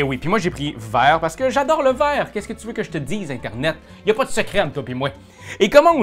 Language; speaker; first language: French; native; French